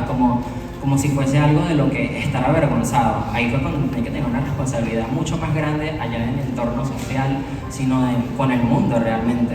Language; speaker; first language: Spanish; native; Spanish